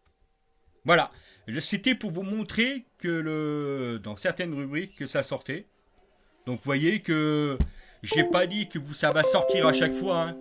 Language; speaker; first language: French; native; French